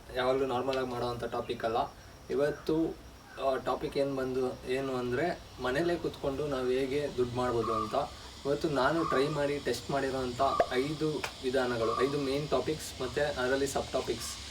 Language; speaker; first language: Kannada; native; Kannada